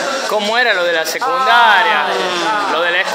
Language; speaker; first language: Spanish; native; Spanish